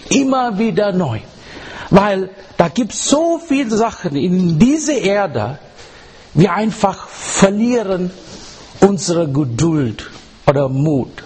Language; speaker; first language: German; non-native, learner; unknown